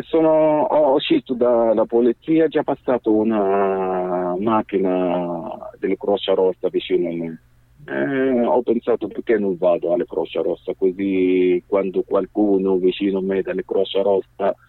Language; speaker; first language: Italian; non-native, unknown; Arabic